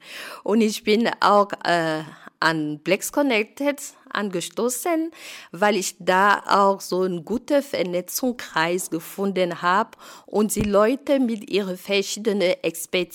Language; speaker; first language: German; non-native, fluent; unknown